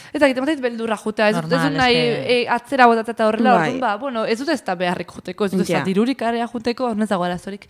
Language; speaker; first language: Basque; early bilingual, heritage; Basque